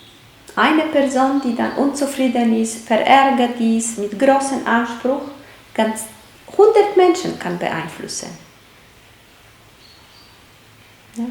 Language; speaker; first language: German; non-native, fluent; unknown